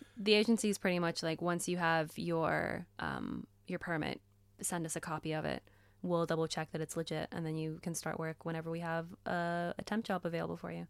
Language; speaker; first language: English; native; English